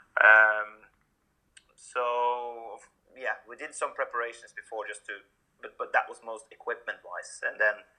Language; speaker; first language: English; non-native, fluent; Norwegian